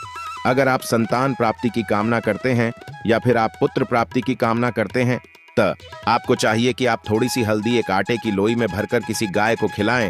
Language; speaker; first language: Hindi; native; Hindi